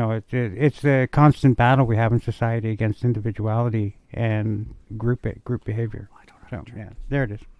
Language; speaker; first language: English; native; English